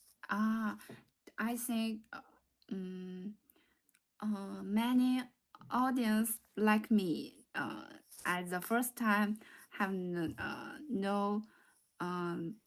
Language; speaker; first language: English; non-native, learner; Chinese